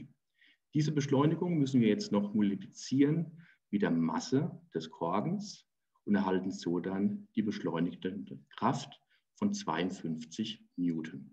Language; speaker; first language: German; native; German